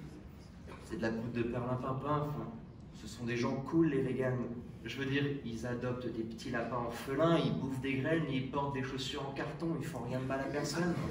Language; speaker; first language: French; native; French